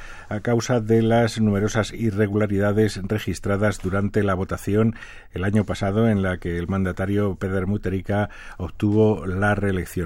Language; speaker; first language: Spanish; native; Spanish